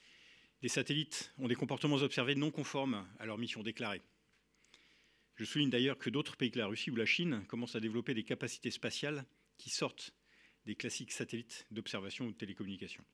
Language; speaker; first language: French; native; French